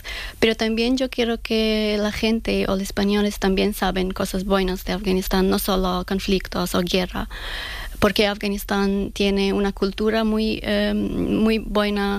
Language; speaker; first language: Spanish; non-native, fluent; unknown